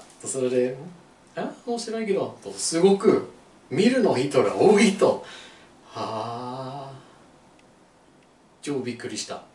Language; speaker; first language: Japanese; non-native, learner; English